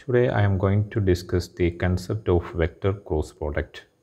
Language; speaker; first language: English; non-native, local second language; Malayalam